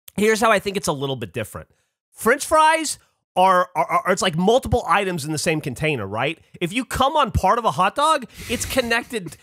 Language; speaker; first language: English; native; English